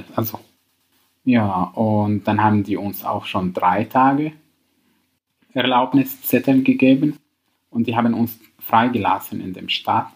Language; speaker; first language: German; non-native, learner; Arabic